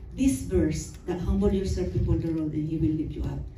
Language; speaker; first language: English; non-native, local second language; Filipino